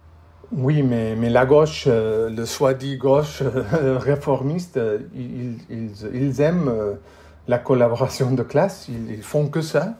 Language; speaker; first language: French; non-native, fluent; English